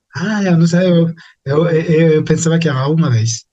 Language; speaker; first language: Portuguese; non-native, fluent; French